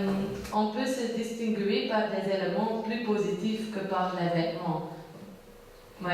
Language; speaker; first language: French; non-native, learner; Dutch